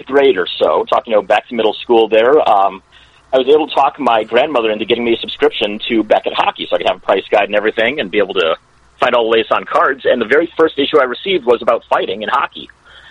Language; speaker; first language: English; native; English